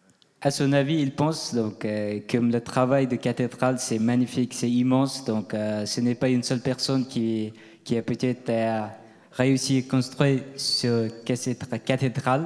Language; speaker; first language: French; non-native, fluent; Nepali